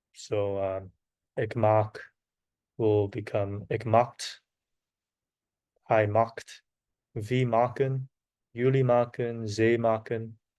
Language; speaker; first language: Dutch; non-native, learner; Korean